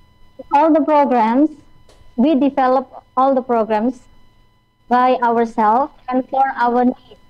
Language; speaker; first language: English; non-native, fluent; Indonesian